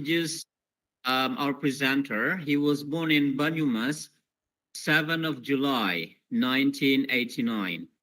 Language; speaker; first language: English; non-native, fluent; Indonesian